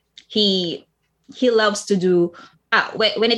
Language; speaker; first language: English; non-native, local second language; Filipino